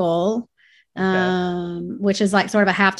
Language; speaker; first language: English; native; English